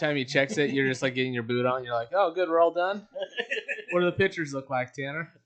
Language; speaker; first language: English; native; English